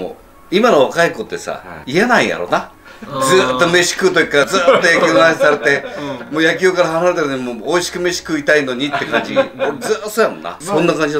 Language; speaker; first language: Japanese; native; Japanese